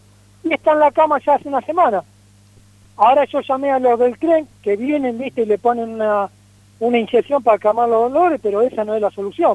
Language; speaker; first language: Spanish; native; Spanish